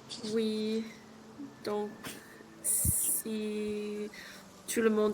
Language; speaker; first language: French; non-native, learner; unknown